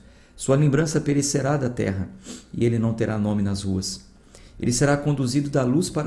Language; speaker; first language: Portuguese; native; Portuguese